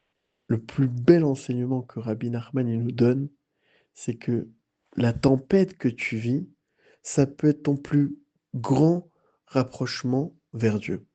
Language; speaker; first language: French; native; French